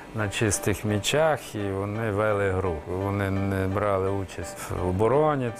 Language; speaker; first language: Ukrainian; native; Ukrainian